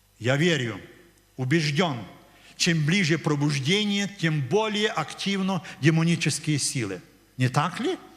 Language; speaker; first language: Russian; non-native, local second language; Ukrainian